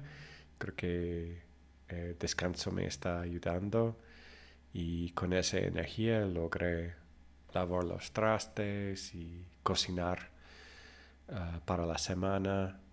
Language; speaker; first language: Spanish; non-native, fluent; English